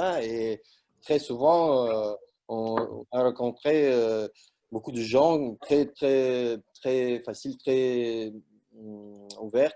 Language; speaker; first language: French; non-native, learner; Russian